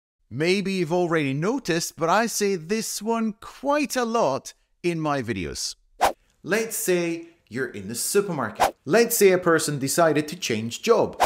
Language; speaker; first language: English; native; English